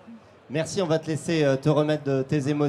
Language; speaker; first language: French; native; French